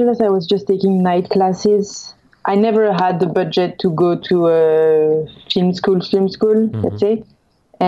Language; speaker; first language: English; non-native, fluent; French